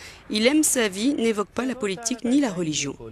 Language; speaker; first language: French; native; French